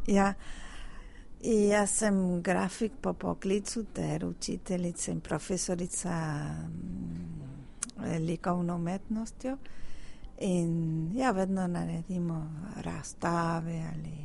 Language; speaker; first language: Slovenian; early bilingual, heritage; Spanish